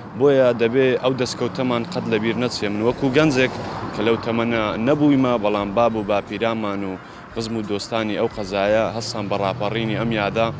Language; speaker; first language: Central Kurdish; native; Central Kurdish